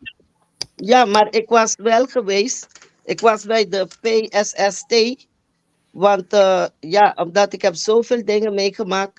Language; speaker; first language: Dutch; non-native, fluent; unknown